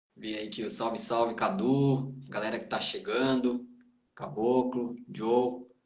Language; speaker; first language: Portuguese; native; Portuguese